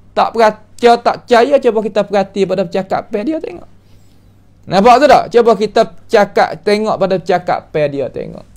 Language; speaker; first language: Malay; native; Malay